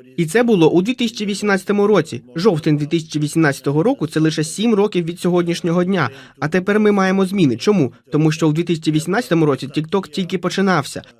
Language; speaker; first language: Ukrainian; non-native, fluent; Romanian